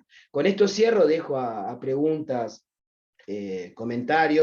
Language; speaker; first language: Spanish; native; Spanish